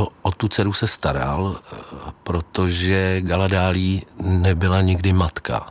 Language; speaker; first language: Czech; native; Czech